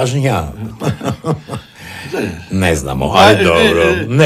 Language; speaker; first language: Croatian; native; Croatian